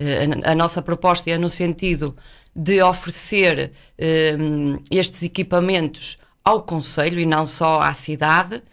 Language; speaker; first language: Portuguese; native; Portuguese